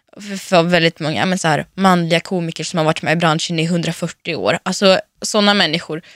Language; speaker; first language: Swedish; early bilingual, other home language; Russian